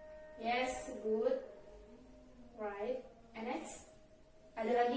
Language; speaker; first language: English; non-native, learner; Indonesian